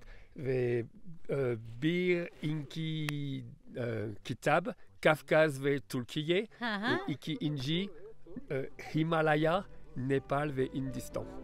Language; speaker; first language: Turkish; non-native, learner; French